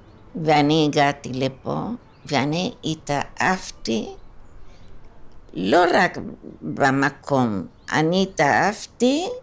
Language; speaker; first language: Hebrew; non-native, fluent; Spanish